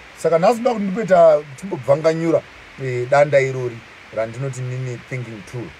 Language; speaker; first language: Shona; native; Shona